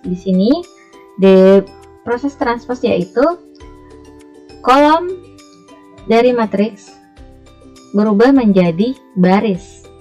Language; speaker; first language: Indonesian; native; Indonesian